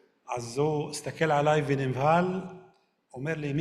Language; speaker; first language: Hebrew; non-native, local second language; Arabic